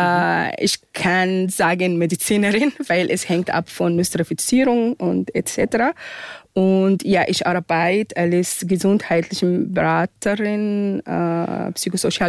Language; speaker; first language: German; non-native, fluent; Arabic